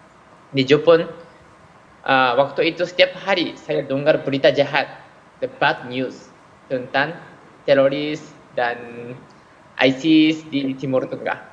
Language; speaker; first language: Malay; non-native, fluent; Japanese